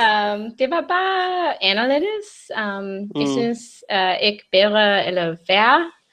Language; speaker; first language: Danish; non-native, learner; English